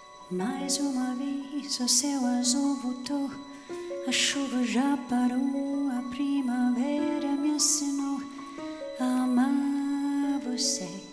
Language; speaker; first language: Portuguese; non-native, fluent; English